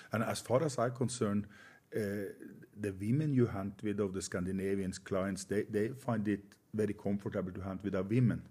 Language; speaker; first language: English; non-native, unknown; Norwegian